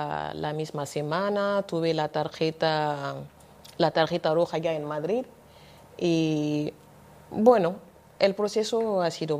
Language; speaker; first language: Spanish; non-native, fluent; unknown